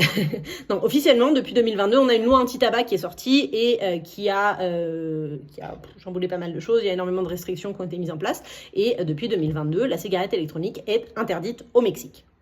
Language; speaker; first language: French; native; French